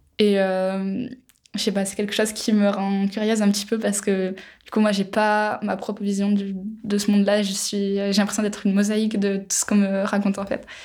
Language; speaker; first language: French; native; French